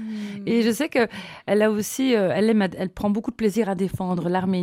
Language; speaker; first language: French; native; French